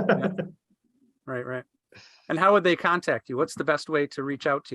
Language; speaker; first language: English; native; English